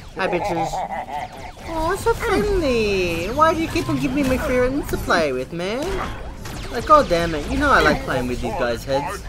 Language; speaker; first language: English; native; English